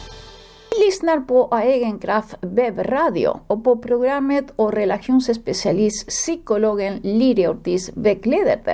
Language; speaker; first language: Swedish; non-native, fluent; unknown